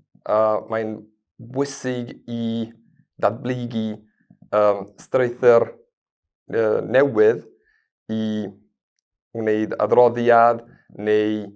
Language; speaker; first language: Welsh; non-native, learner; Spanish